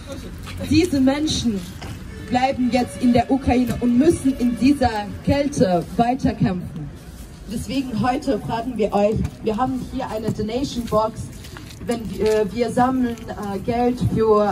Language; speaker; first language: German; non-native, fluent; Ukrainian